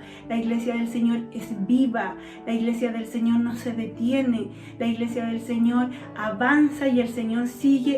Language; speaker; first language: Spanish; native; Spanish